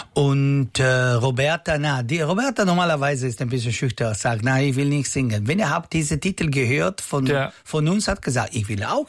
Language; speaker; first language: German; non-native, fluent; Italian